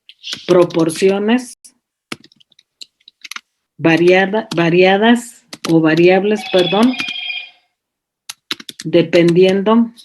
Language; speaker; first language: Spanish; native; Spanish